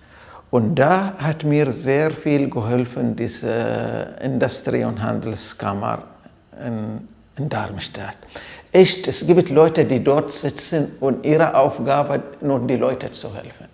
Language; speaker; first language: German; non-native, fluent; Arabic